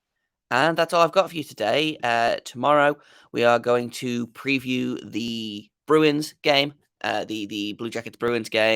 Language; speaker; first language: English; native; English